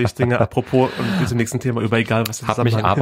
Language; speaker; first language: German; native; German